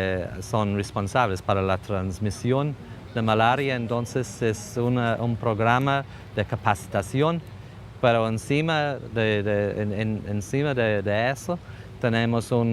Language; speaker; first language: Spanish; non-native, fluent; English